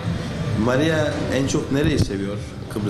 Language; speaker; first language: Turkish; native; Turkish